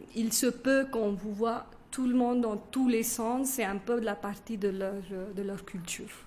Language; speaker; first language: French; non-native, fluent; Kannada